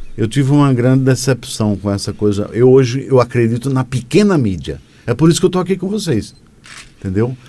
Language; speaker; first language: Portuguese; native; Portuguese